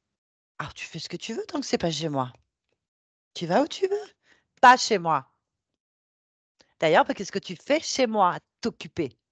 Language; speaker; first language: French; native; French